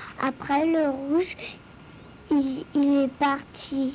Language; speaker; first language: French; early bilingual, other home language; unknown